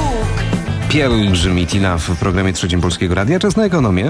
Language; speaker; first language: Polish; native; Polish